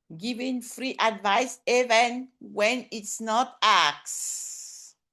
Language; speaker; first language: English; non-native, learner; French